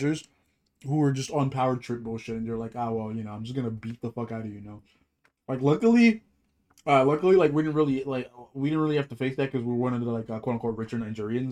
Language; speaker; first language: English; non-native, local second language; Yoruba